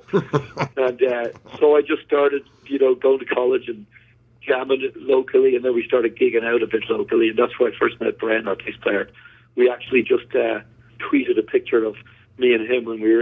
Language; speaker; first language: English; native; English